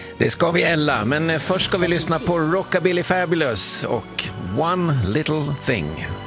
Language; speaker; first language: Swedish; native; Swedish